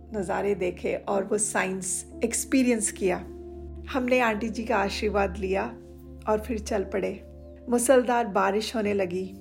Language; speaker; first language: Hindi; non-native, local second language; Odia